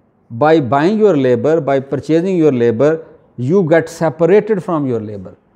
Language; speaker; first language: English; non-native, local second language; Urdu